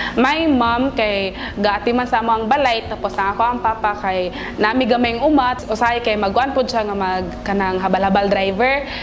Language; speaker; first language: Cebuano; native; Cebuano